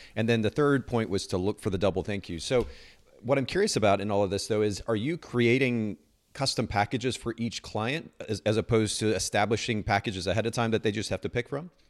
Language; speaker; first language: English; native; English